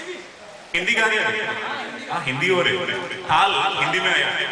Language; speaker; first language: Hindi; non-native, local second language; Telugu